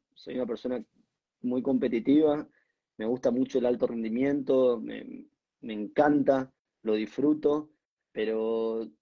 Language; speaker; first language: Spanish; native; Spanish